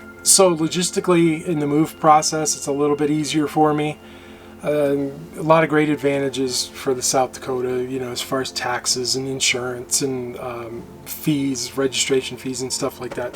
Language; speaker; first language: English; native; English